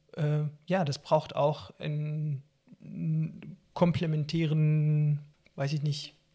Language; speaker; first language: German; non-native, fluent; Arabic